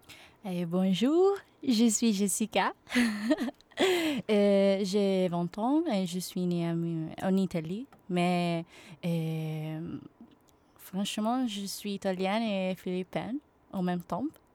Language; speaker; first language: French; non-native, learner; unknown